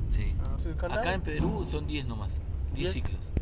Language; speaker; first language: Spanish; native; Spanish